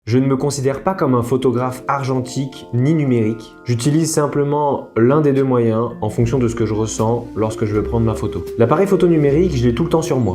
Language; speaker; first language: French; native; French